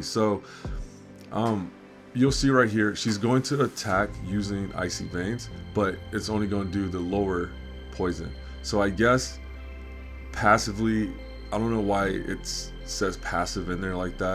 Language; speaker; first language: English; native; English